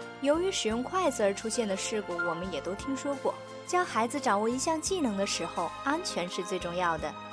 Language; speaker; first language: Chinese; native; Chinese